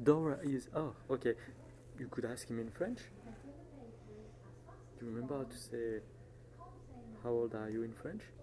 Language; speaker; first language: English; non-native, fluent; French